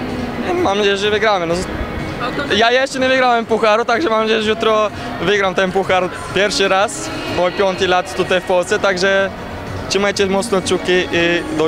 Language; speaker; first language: Polish; non-native, learner; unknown